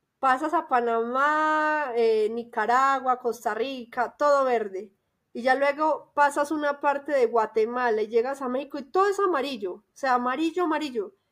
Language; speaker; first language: Spanish; native; Spanish